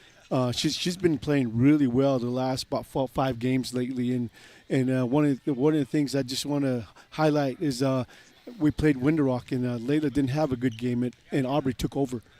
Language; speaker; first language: English; native; English